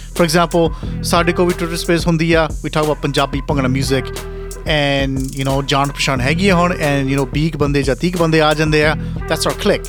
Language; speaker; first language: Punjabi; early bilingual, heritage; Punjabi